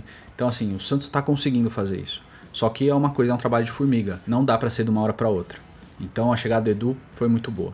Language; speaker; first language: Portuguese; native; Portuguese